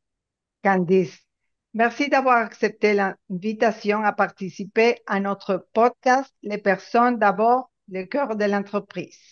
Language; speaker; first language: French; non-native, fluent; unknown